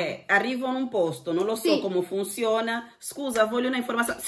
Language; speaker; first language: Italian; non-native, learner; Portuguese